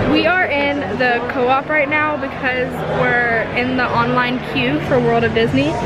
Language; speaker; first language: English; native; English